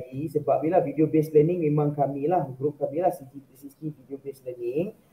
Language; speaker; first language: English; non-native, local second language; Malay